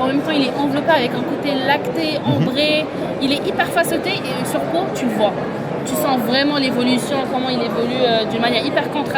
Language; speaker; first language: French; native; French